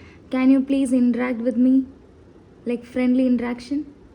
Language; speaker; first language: English; non-native, local second language; Malayalam